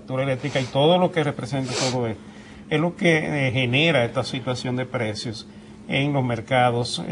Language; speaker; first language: Spanish; native; Spanish